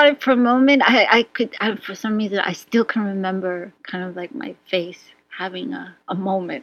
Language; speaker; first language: English; native; English